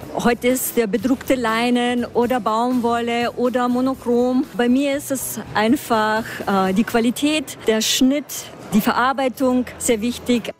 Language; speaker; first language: German; native; German